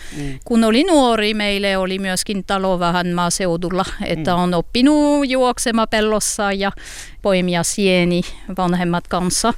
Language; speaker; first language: Finnish; non-native, learner; French